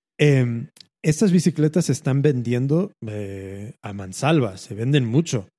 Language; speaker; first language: Spanish; early bilingual, heritage; Spanish